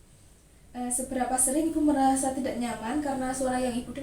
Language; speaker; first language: Indonesian; native; Indonesian